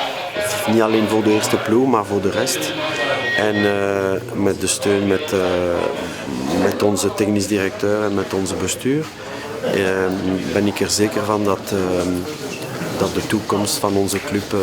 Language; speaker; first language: Dutch; non-native, local second language; French